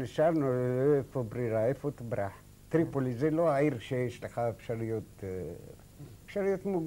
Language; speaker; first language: Hebrew; non-native, fluent; Arabic